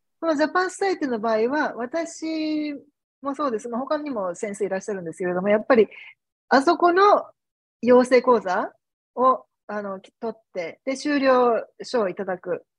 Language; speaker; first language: Japanese; native; Japanese